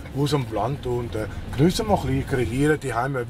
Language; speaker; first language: German; early bilingual, heritage; Spanish